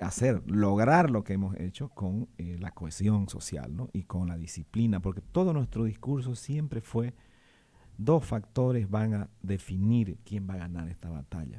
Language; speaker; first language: Spanish; native; Spanish